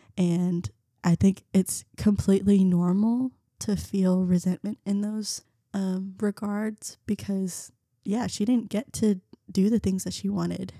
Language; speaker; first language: English; early bilingual, other home language; Vietnamese